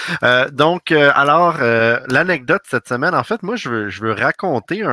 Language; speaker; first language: French; native; French